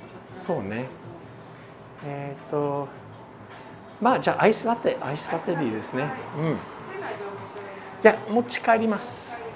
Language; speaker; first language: Japanese; non-native, fluent; English